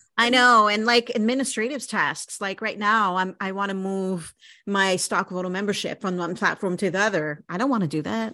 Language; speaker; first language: English; native; English